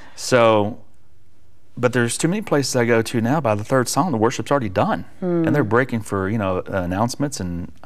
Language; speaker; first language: English; native; English